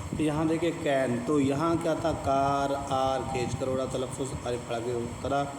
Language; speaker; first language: Urdu; native; Urdu